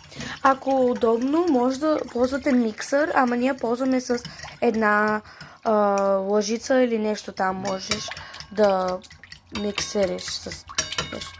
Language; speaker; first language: Bulgarian; early bilingual, heritage; Bulgarian